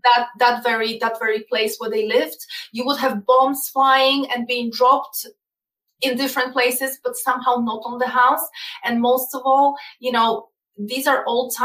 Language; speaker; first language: English; non-native, fluent; Polish